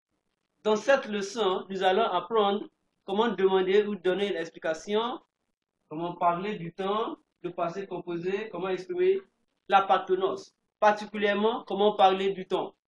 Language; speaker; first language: French; non-native, fluent; English